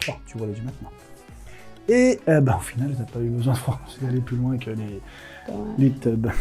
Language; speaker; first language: French; native; French